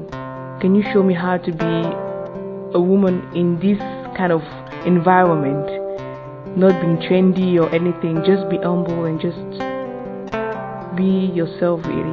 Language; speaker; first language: English; non-native, local second language; French